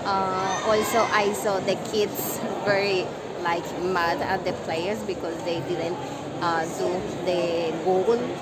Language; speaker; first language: English; non-native, learner; Spanish